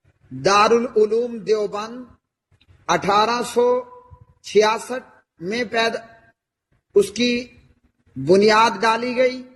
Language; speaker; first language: Urdu; native; Urdu